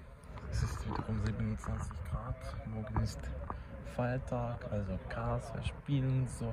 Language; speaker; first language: German; non-native, learner; Czech